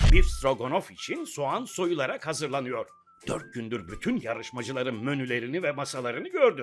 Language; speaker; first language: Turkish; native; Turkish